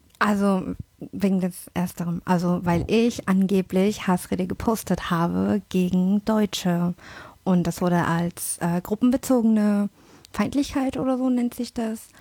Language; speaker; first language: German; early bilingual, other home language; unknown